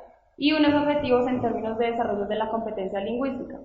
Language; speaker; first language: Spanish; native; Spanish